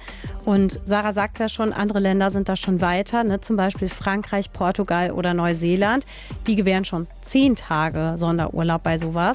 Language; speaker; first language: German; native; German